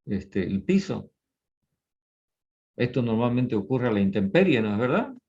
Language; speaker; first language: Spanish; native; Spanish